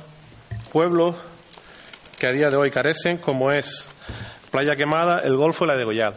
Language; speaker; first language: Spanish; native; Spanish